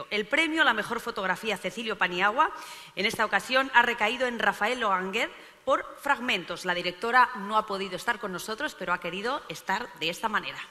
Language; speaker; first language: Spanish; native; Spanish